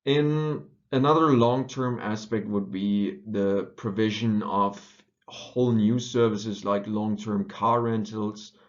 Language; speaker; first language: English; non-native, fluent; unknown